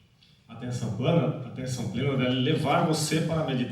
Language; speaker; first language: Portuguese; native; Portuguese